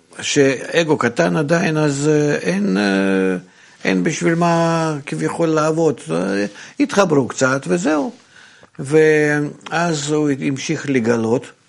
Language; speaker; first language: Hebrew; non-native, fluent; Russian